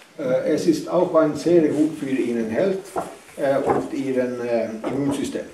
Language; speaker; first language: German; non-native, learner; Northern Sami